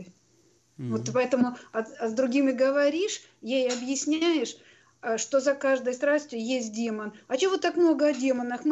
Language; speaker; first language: Russian; native; Russian